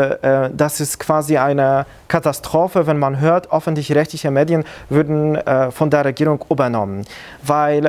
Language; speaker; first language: German; non-native, fluent; Polish